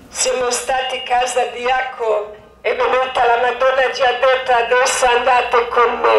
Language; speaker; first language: Italian; non-native, learner; Croatian